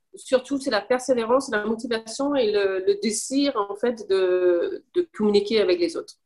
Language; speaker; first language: French; non-native, fluent; Danish